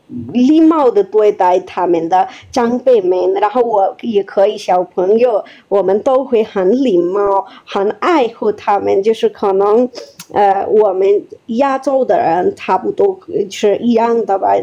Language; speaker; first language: Chinese; non-native, fluent; Nepali